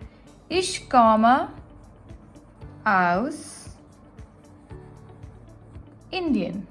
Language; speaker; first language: German; non-native, fluent; Gujarati